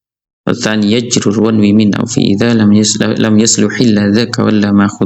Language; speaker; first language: Arabic; non-native, fluent; Indonesian